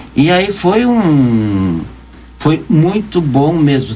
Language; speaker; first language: Portuguese; native; Portuguese